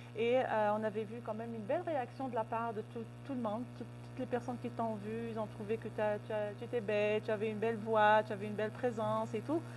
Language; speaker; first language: French; non-native, local second language; Kabyle